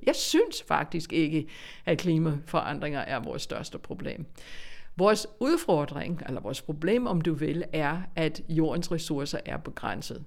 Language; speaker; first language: Danish; non-native, fluent; English